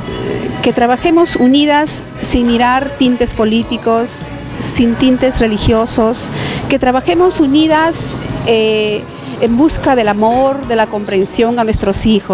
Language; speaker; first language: Spanish; native; Spanish